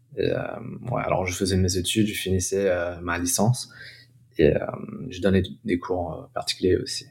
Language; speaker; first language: French; non-native, fluent; English